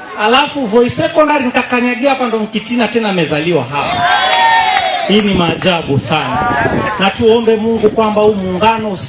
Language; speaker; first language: Swahili; non-native, local second language; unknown